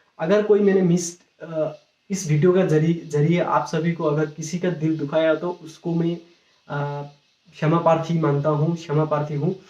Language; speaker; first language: Hindi; non-native, local second language; Nepali